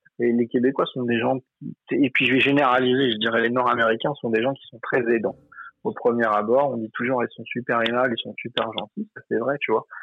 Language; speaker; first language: French; native; French